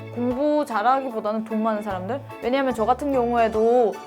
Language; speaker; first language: Korean; native; Korean